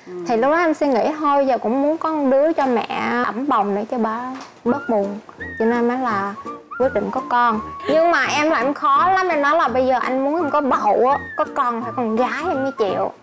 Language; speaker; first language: Vietnamese; native; Vietnamese